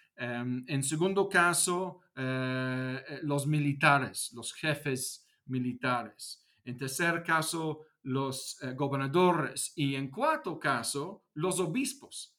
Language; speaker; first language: Spanish; non-native, fluent; English